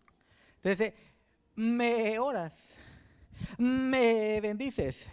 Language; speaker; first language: Spanish; native; Spanish